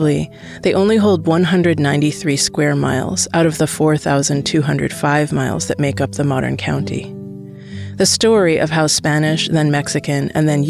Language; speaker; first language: English; native; English